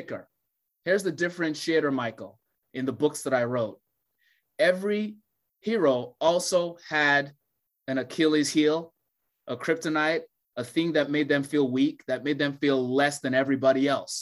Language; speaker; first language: English; non-native, local second language; Yoruba